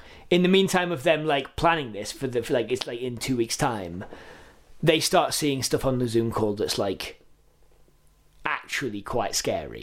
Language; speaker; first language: English; native; English